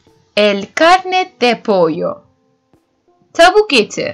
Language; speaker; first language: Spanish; non-native, learner; Turkish